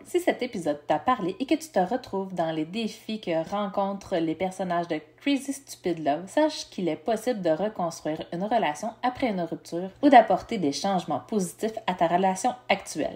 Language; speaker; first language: French; native; French